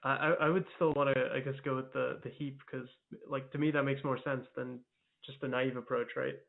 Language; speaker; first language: English; native; English